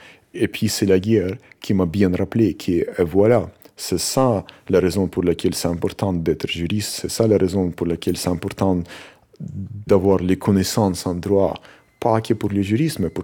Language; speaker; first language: French; non-native, fluent; Russian